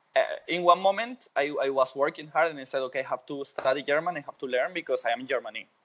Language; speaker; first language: English; non-native, fluent; Spanish